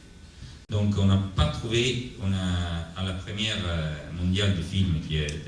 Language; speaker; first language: French; non-native, fluent; Italian